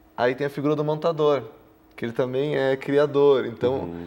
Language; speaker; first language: Portuguese; native; Portuguese